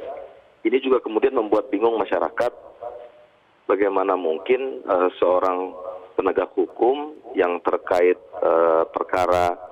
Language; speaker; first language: Indonesian; native; Indonesian